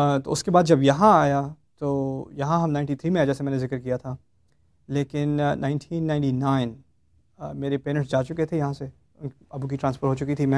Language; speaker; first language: Urdu; early bilingual, heritage; Urdu